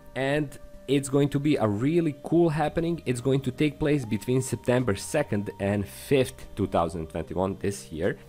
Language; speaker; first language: English; non-native, fluent; Serbian